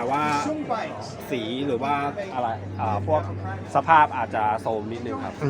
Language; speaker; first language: Thai; native; Thai